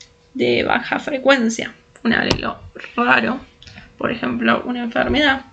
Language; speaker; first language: Spanish; native; Spanish